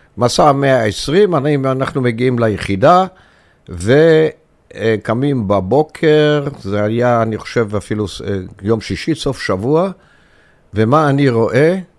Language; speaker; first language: Hebrew; early bilingual, other home language; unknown